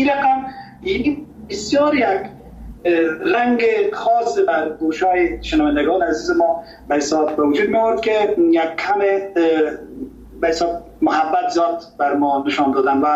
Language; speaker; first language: Persian; native; Persian